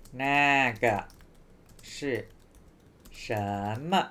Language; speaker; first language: Chinese; non-native, fluent; Thai